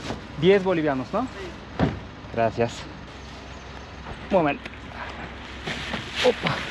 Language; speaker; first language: Spanish; non-native, learner; Turkish